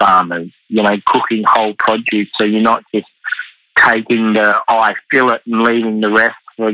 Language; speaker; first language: English; native; English